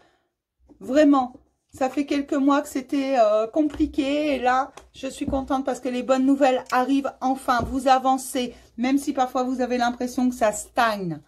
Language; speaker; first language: French; native; French